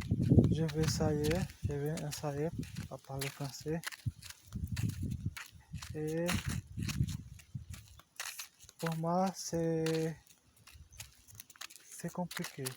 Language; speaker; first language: French; non-native, learner; Portuguese